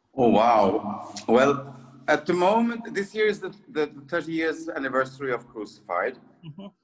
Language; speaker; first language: English; early bilingual, other home language; French